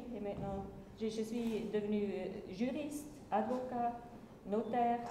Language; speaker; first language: French; non-native, local second language; German